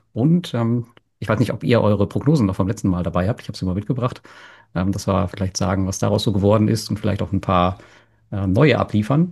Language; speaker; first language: German; native; German